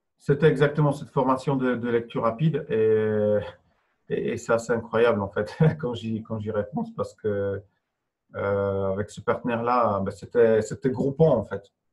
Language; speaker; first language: French; non-native, fluent; Polish